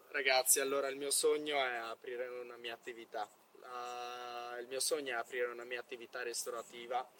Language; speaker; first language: Italian; non-native, fluent; Polish